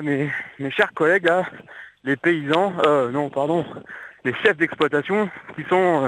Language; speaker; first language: French; native; French